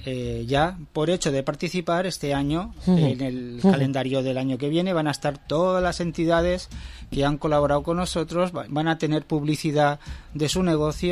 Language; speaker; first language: Spanish; native; Spanish